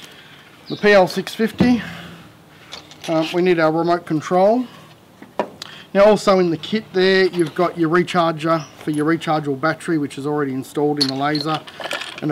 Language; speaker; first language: English; native; English